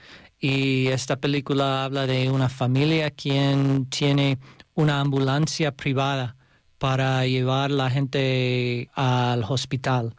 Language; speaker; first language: Spanish; non-native, learner; English